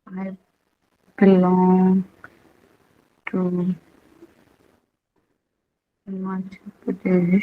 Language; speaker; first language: English; non-native, learner; Hindi